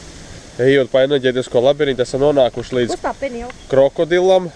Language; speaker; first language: Latvian; native; Latvian